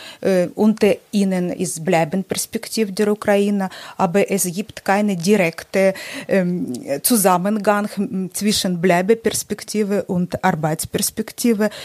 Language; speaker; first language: German; non-native, learner; Ukrainian